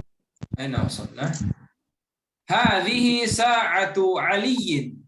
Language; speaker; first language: Arabic; non-native, fluent; Indonesian